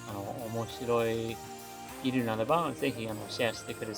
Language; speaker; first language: Japanese; non-native, learner; English